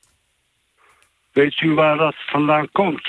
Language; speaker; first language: Dutch; non-native, fluent; Turkish